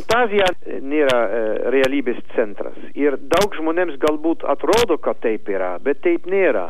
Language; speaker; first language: Lithuanian; non-native, learner; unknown